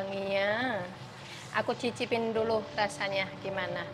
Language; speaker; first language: Indonesian; native; Indonesian